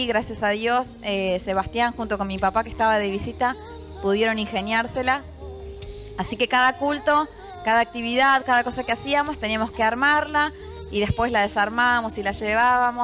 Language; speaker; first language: Spanish; native; Spanish